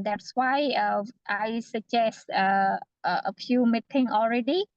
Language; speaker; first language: English; non-native, fluent; Khmer